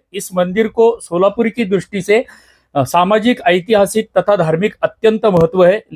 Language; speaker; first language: Hindi; non-native, local second language; Marathi